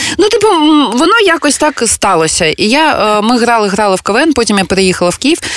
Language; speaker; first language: Ukrainian; non-native, local second language; Russian